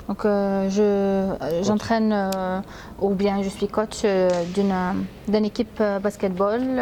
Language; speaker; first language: French; non-native, fluent; Arabic